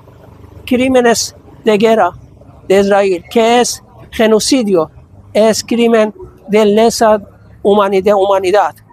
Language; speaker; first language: Spanish; non-native, fluent; Persian